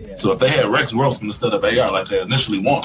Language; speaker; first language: English; native; English